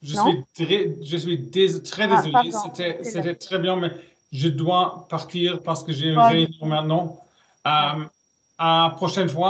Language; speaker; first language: French; non-native, learner; German